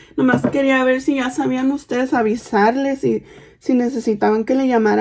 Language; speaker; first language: Spanish; early bilingual, other home language; English